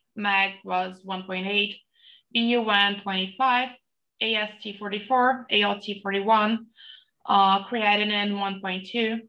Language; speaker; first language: English; non-native, fluent; Portuguese